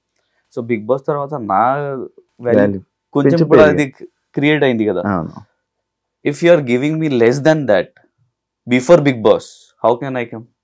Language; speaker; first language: Telugu; non-native, learner; Hindi